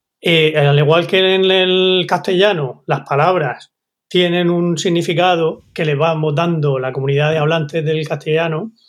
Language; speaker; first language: Spanish; native; Spanish